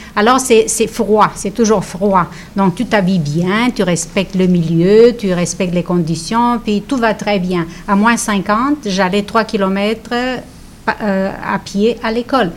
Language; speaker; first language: French; non-native, fluent; Romanian